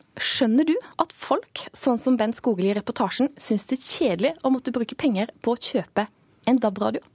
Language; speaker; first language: Norwegian; native; Norwegian